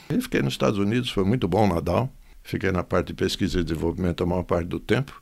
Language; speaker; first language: Portuguese; native; Portuguese